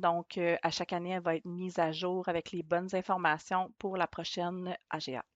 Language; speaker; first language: French; native; French